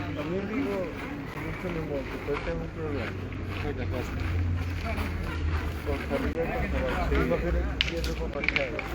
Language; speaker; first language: Spanish; non-native, local second language; Galician